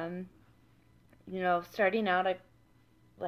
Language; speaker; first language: English; native; English